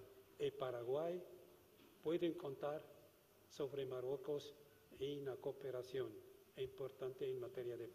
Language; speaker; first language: Spanish; non-native, fluent; Arabic